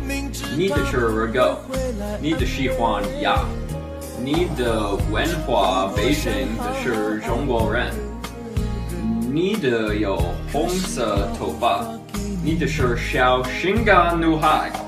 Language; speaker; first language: Chinese; non-native, learner; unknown